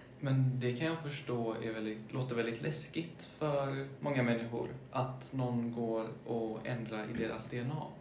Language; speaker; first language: Swedish; early bilingual, other home language; German